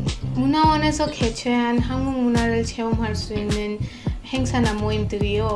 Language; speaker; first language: Korean; non-native, fluent; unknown